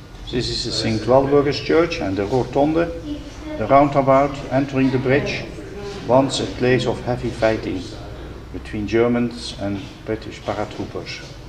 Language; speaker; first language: English; non-native, fluent; Dutch